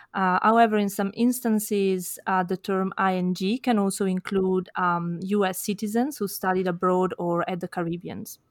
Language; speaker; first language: English; non-native, fluent; Italian